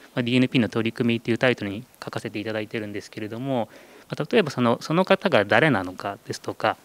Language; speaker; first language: Japanese; native; Japanese